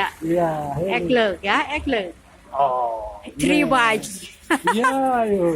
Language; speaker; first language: Dutch; non-native, learner; Thai